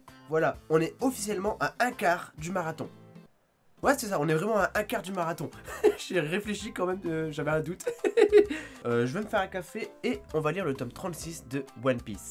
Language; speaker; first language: French; native; French